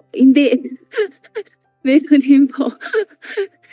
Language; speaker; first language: Filipino; non-native, learner; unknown